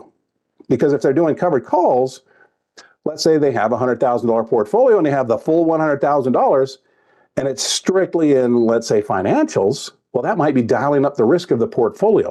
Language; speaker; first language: English; native; English